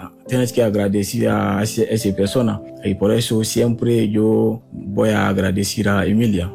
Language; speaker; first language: Spanish; non-native, fluent; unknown